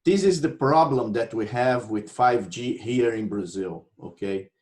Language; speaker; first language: English; non-native, fluent; Portuguese